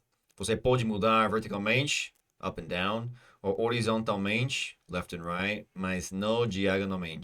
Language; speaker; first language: Portuguese; non-native, learner; English